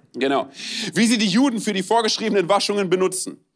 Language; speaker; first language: German; non-native, fluent; Romanian